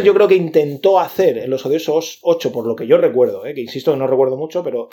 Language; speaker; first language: Spanish; native; Spanish